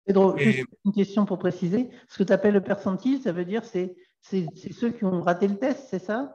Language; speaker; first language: French; native; French